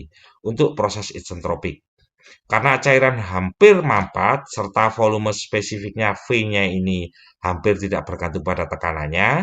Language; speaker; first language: Indonesian; native; Indonesian